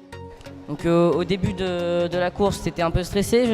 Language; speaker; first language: French; native; French